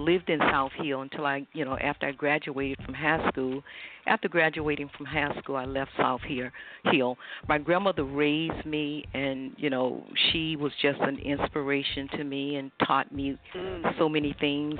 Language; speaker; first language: English; native; English